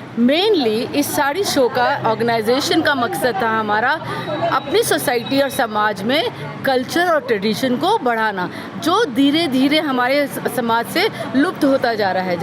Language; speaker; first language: Hindi; non-native, local second language; Bangla